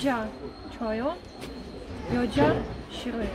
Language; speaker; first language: Korean; non-native, learner; Russian